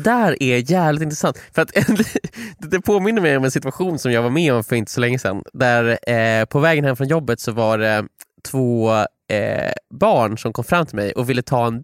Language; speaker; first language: Swedish; native; Swedish